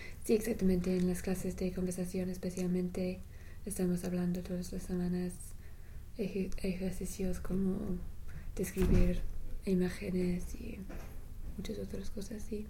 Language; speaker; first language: Spanish; non-native, fluent; English